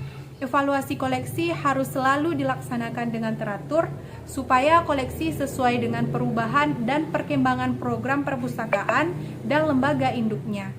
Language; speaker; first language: Indonesian; native; Indonesian